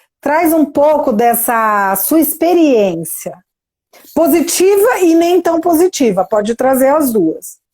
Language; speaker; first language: Portuguese; native; Portuguese